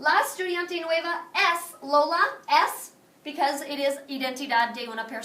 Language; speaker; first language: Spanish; non-native, fluent; English